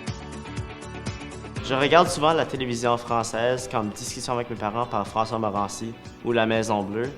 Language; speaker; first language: French; native; French